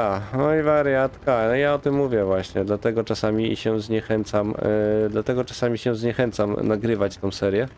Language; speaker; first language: Polish; native; Polish